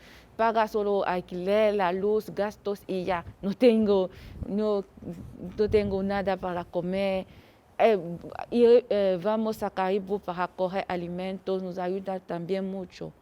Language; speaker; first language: Spanish; non-native, learner; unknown